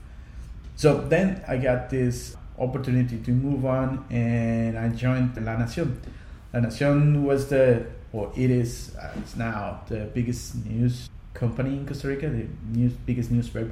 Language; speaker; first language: English; non-native, fluent; Spanish